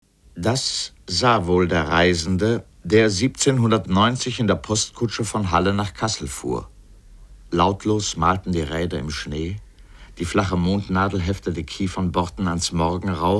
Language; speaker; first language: German; native; German